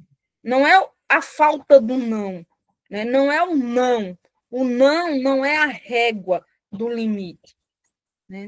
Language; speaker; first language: Portuguese; native; Portuguese